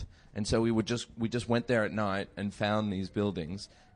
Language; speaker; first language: English; native; English